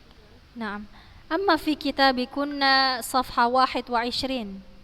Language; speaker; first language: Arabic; non-native, fluent; Indonesian